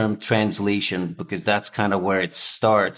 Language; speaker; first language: English; non-native, fluent; Dutch